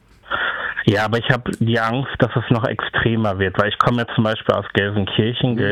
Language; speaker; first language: German; native; German